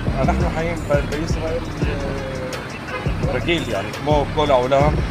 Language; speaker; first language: Hebrew; non-native, local second language; Arabic